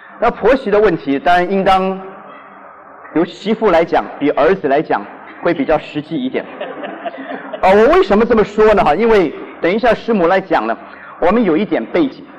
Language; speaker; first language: Chinese; non-native, local second language; Cantonese